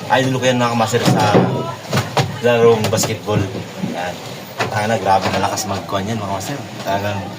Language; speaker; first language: Filipino; non-native, local second language; Bikol